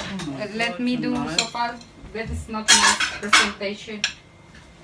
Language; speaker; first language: English; non-native, learner; Indonesian